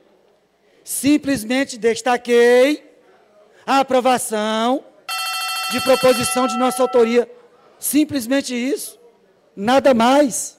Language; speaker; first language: Portuguese; native; Portuguese